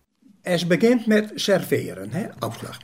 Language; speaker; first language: German; non-native, learner; Dutch